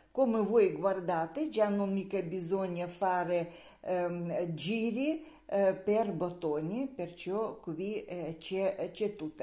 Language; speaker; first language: Italian; non-native, learner; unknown